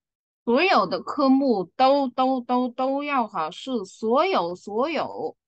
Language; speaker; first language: Chinese; non-native, fluent; Vietnamese